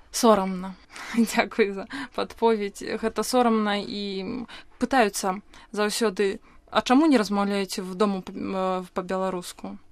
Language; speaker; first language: Belarusian; non-native, local second language; Russian